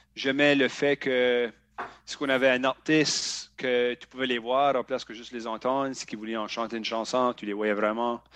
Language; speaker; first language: French; native; French